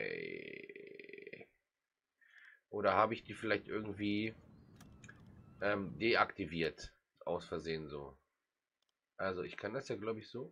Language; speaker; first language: German; native; German